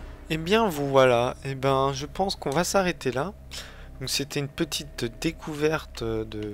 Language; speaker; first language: French; native; French